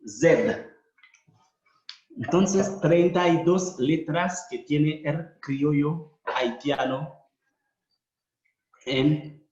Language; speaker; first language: Spanish; non-native, fluent; Haitian Creole